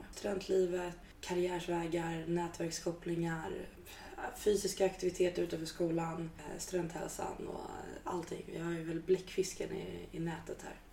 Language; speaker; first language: Swedish; native; Swedish